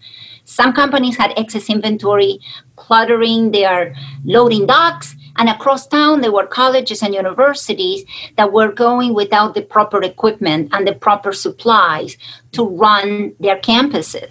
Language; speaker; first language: English; non-native, fluent; Spanish